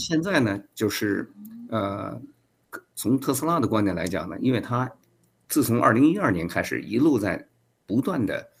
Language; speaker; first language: Chinese; native; Chinese